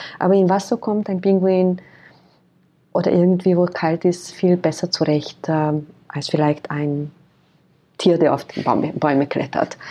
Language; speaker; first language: German; non-native, fluent; Hungarian